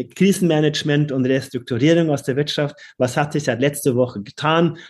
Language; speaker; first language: German; non-native, fluent; Norwegian